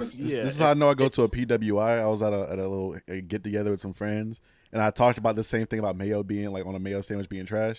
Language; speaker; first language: English; native; English